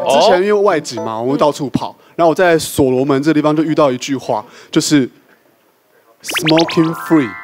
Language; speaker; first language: Chinese; native; Chinese